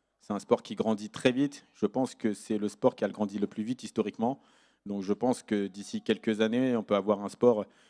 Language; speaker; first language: French; native; French